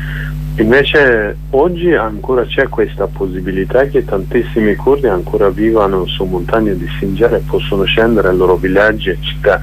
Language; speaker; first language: Italian; non-native, learner; Kurdish